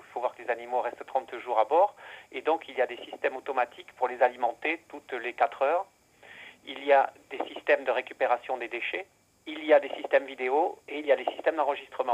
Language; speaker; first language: French; native; French